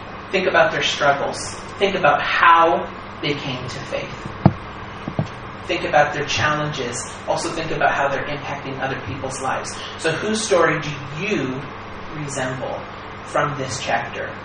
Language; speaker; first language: English; native; English